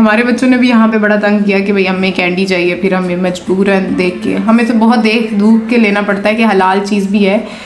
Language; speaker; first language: Urdu; non-native, local second language; Punjabi